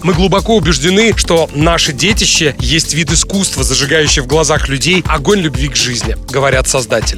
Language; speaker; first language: Russian; native; Russian